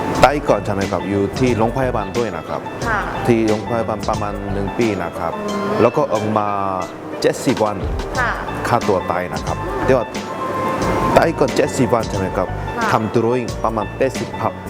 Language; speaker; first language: Thai; non-native, learner; Korean